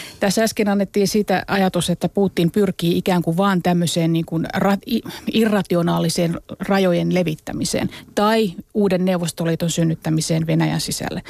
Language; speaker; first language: Finnish; native; Finnish